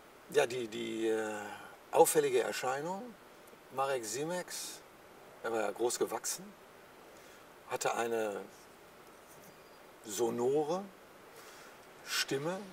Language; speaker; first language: German; native; German